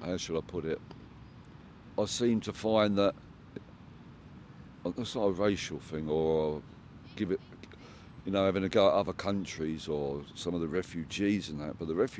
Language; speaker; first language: English; native; English